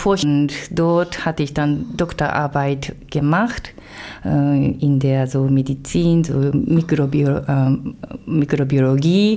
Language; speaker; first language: German; non-native, learner; Japanese